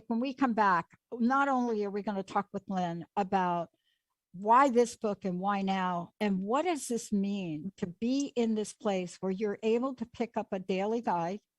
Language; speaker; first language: English; native; English